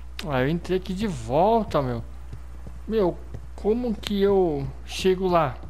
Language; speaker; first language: Portuguese; native; Portuguese